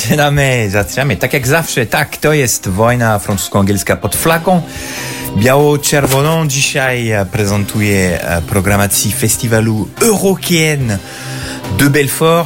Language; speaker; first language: Polish; non-native, fluent; French